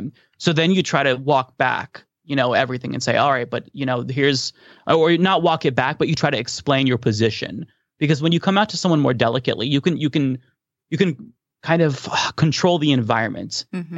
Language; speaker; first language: English; native; English